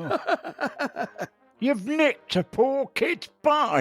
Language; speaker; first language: English; native; English